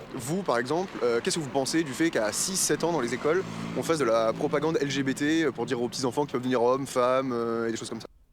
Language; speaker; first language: French; native; French